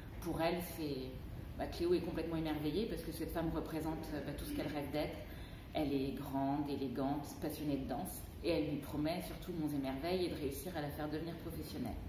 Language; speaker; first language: French; native; French